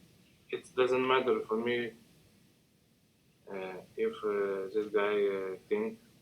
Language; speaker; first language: English; non-native, learner; Russian